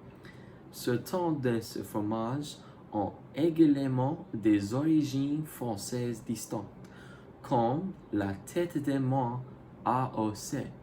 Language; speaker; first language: French; non-native, learner; English